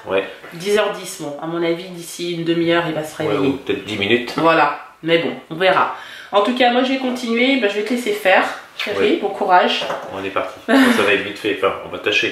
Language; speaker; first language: French; native; French